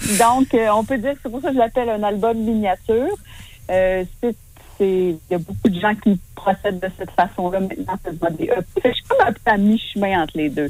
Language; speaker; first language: French; native; French